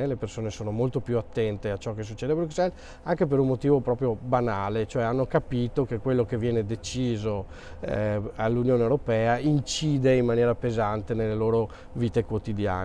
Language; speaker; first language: Italian; native; Italian